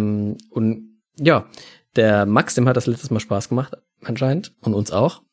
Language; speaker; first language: German; native; German